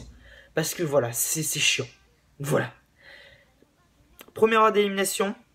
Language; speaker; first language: French; native; French